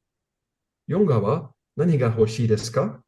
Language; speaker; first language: Japanese; non-native, learner; English